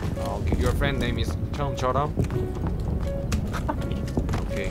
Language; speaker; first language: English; non-native, learner; Korean